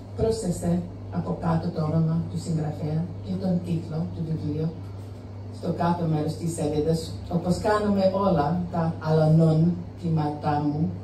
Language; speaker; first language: Greek; non-native, fluent; English